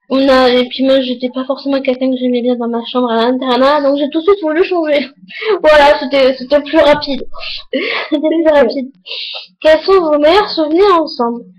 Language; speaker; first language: French; native; French